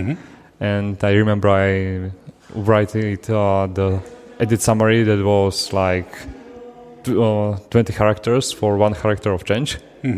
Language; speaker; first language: English; non-native, fluent; Slovak